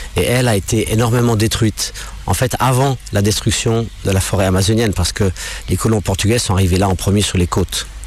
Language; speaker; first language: French; non-native, local second language; English